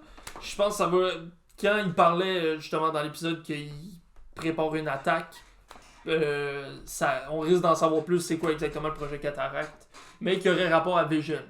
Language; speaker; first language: French; native; French